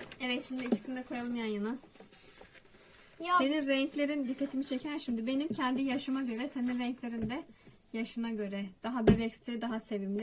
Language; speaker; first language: Turkish; native; Turkish